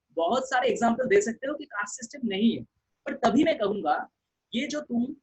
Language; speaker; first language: Hindi; non-native, local second language; Bangla